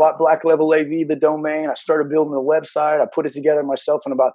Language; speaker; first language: English; native; English